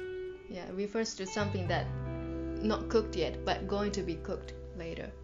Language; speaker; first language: English; non-native, fluent; Japanese